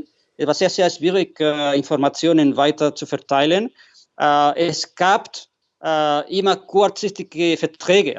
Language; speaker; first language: German; non-native, fluent; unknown